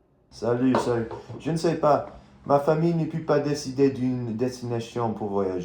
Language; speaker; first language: French; non-native, learner; English